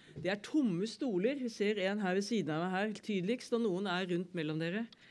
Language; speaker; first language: Norwegian; native; Norwegian